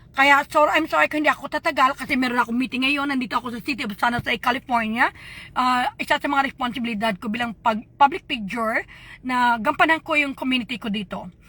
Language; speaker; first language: Filipino; non-native, local second language; Hiligaynon